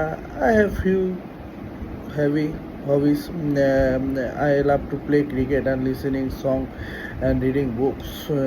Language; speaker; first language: English; non-native, learner; Bangla